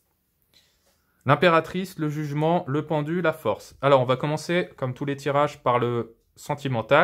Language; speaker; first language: French; native; French